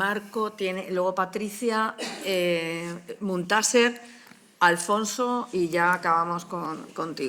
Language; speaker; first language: Spanish; native; Spanish